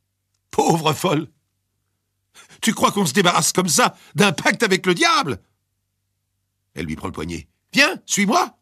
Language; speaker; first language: French; native; French